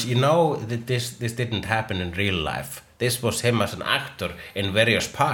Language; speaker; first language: English; non-native, fluent; Icelandic